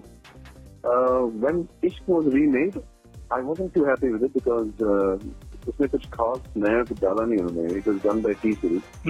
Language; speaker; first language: English; non-native, local second language; Punjabi